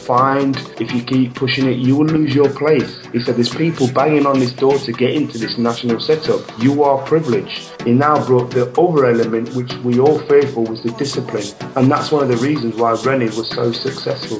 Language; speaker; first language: English; native; English